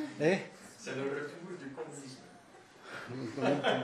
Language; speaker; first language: French; non-native, fluent; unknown